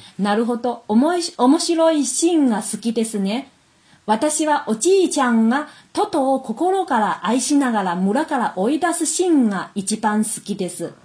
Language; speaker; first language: Japanese; non-native, fluent; Chinese